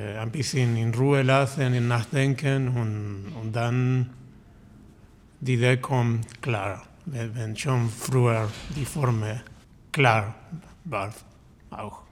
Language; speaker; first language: German; non-native, learner; Spanish